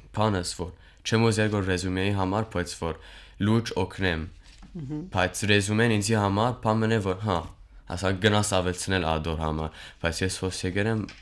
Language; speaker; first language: Armenian; early bilingual, heritage; Armenian